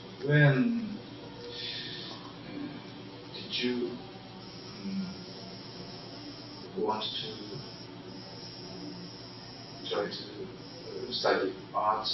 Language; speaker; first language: English; non-native, learner; Japanese